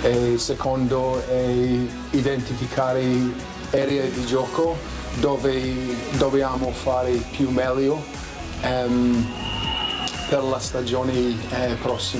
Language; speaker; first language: Italian; non-native, learner; English